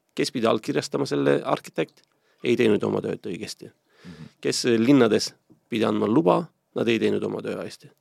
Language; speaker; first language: Estonian; non-native, fluent; Turkish